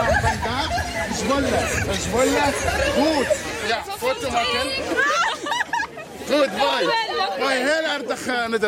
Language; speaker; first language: Dutch; non-native, learner; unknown